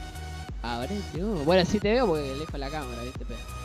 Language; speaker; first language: Spanish; native; Spanish